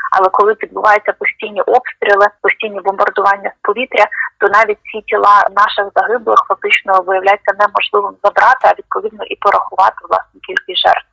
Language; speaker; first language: Ukrainian; native; Ukrainian